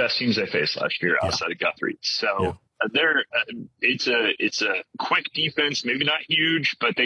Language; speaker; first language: English; native; English